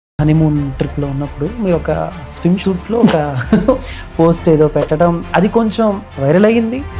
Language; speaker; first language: Telugu; native; Telugu